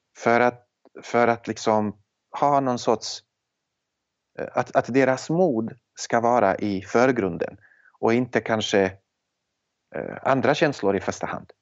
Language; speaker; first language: Swedish; non-native, fluent; Serbian